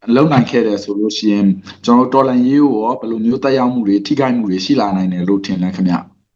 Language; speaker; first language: Burmese; native; Burmese